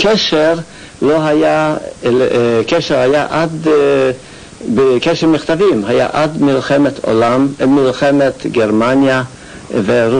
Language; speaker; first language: Hebrew; non-native, fluent; Yiddish